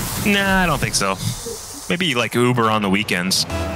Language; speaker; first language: English; early bilingual, other home language; French